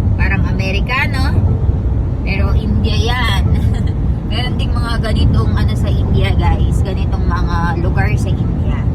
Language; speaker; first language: Filipino; native; Filipino